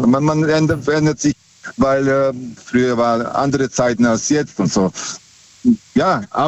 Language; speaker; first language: German; non-native, fluent; Serbian